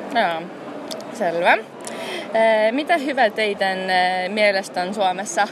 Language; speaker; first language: Finnish; non-native, learner; Estonian